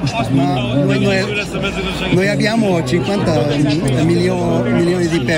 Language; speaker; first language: Italian; non-native, learner; Hungarian